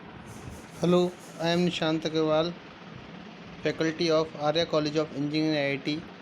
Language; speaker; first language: English; non-native, local second language; Hindi